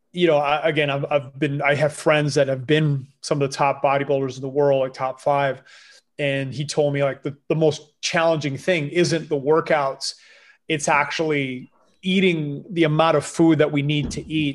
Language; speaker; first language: English; non-native, fluent; French